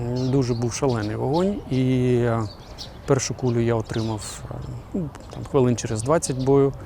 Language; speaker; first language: Ukrainian; native; Ukrainian